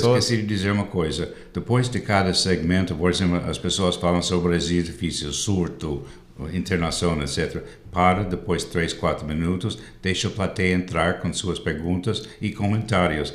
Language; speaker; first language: Portuguese; non-native, fluent; English